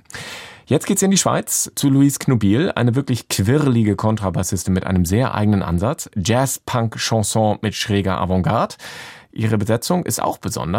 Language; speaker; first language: German; native; German